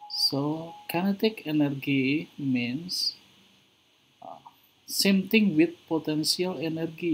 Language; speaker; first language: English; non-native, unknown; Indonesian